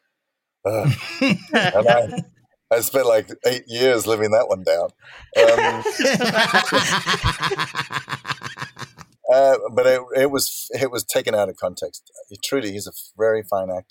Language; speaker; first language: English; native; English